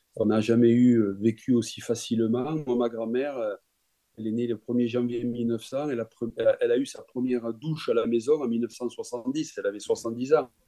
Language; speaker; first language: French; native; French